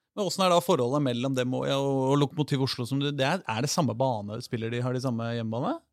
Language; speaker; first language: Norwegian; native; Norwegian